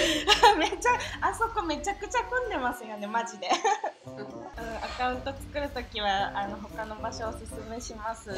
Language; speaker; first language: Japanese; native; Japanese